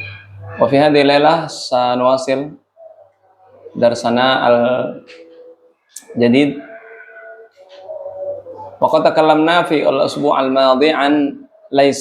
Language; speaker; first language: Arabic; non-native, fluent; Indonesian